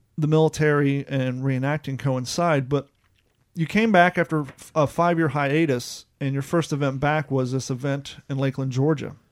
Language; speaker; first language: English; native; English